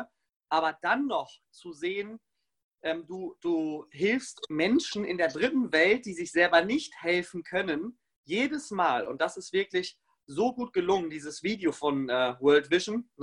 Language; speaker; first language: German; native; German